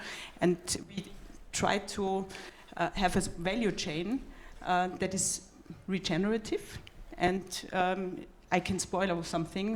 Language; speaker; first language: English; non-native, fluent; German